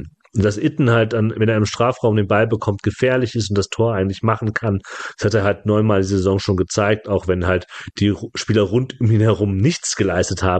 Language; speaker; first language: German; native; German